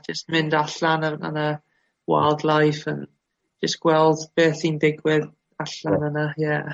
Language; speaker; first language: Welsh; non-native, local second language; English